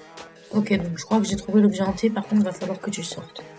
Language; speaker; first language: French; native; French